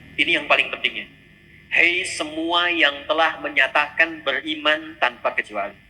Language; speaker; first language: Indonesian; native; Indonesian